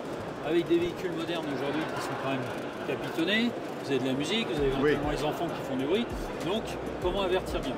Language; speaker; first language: French; native; French